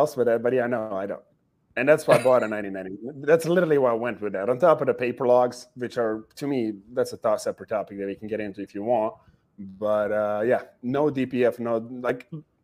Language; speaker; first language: English; non-native, fluent; Serbian